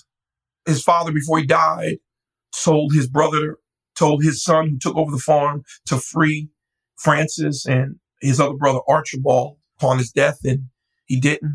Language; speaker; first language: English; native; English